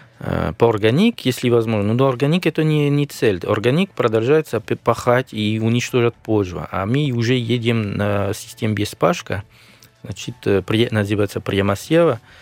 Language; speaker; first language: Russian; non-native, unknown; French